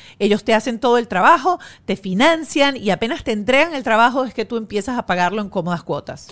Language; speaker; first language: Spanish; native; Spanish